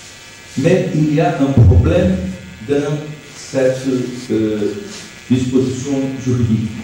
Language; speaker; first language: French; non-native, learner; Portuguese